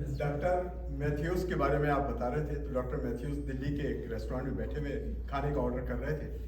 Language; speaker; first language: Urdu; native; Urdu